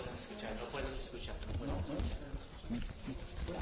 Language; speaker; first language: Spanish; early bilingual, other home language; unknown